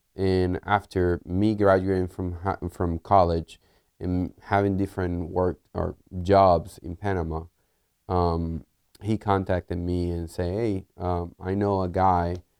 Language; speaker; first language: English; early bilingual, other home language; Spanish